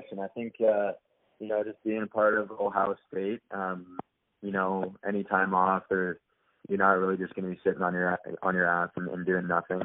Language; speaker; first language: English; native; English